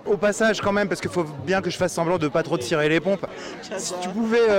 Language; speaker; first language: French; native; French